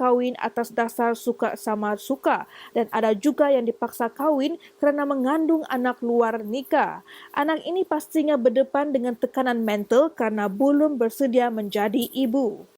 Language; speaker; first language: Malay; native; Malay